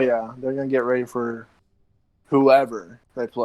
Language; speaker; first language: English; native; English